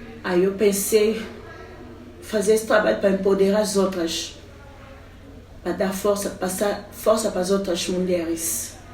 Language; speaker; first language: Portuguese; non-native, fluent; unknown